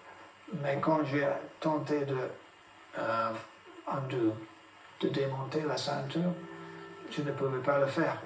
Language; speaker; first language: French; non-native, fluent; English